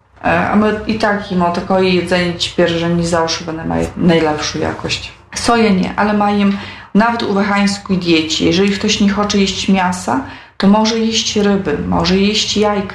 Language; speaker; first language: Polish; non-native, local second language; Belarusian